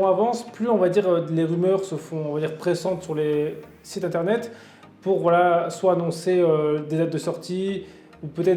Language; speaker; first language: French; native; French